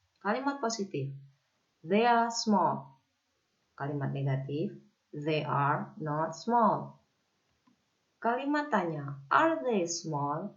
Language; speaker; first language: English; non-native, fluent; Indonesian